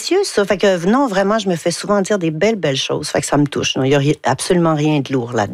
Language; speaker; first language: French; native; French